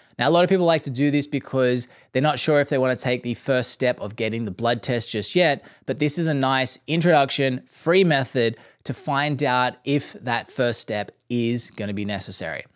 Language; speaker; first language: English; native; English